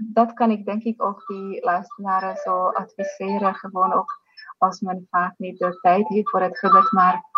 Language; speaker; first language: Dutch; non-native, fluent; Slovak